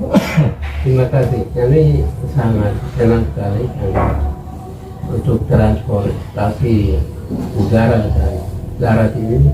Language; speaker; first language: Indonesian; non-native, local second language; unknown